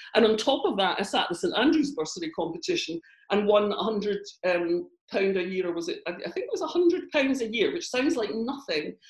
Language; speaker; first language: English; native; English